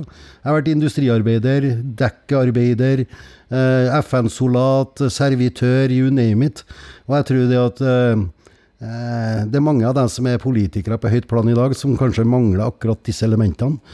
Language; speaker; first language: Norwegian; native; Norwegian